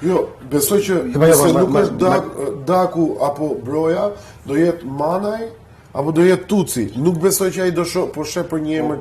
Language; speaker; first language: Albanian; native; Albanian